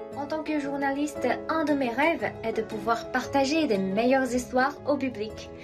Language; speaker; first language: French; non-native, fluent; Chinese